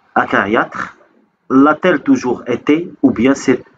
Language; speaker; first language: French; non-native, local second language; Arabic